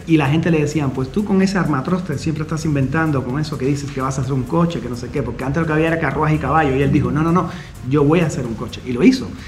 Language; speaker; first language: Spanish; native; Spanish